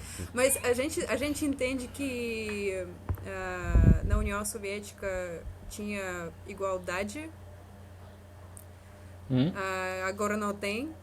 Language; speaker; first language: Portuguese; non-native, learner; Russian